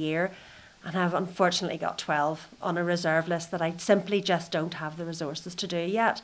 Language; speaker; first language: English; native; English